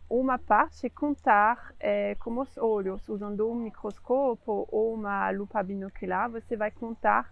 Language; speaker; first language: Portuguese; non-native, fluent; French